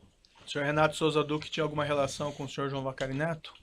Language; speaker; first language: Portuguese; native; Portuguese